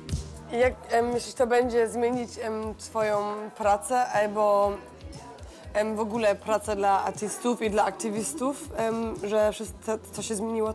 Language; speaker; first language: Polish; early bilingual, heritage; Polish